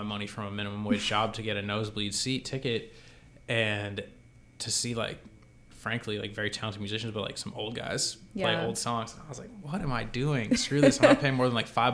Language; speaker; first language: English; native; English